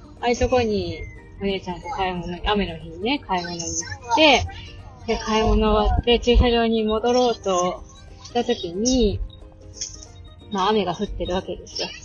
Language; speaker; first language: Japanese; native; Japanese